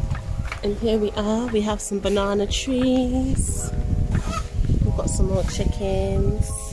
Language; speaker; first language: English; non-native, local second language; Akan